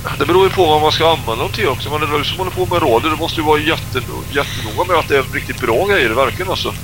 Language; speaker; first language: Swedish; native; Swedish